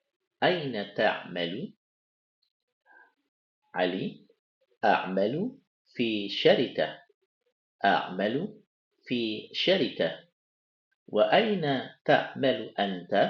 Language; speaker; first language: Arabic; non-native, fluent; Indonesian